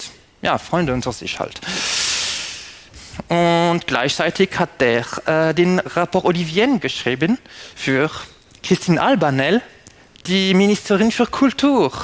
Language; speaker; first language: German; non-native, fluent; French